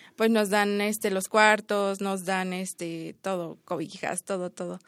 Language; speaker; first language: Spanish; native; Spanish